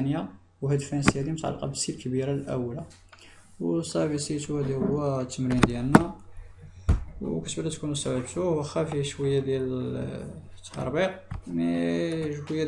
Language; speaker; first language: Arabic; native; Arabic